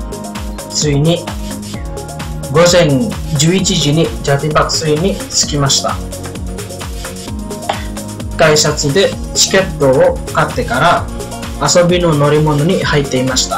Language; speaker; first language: Japanese; non-native, learner; Indonesian